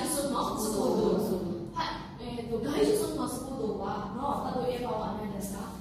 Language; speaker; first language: Japanese; non-native, learner; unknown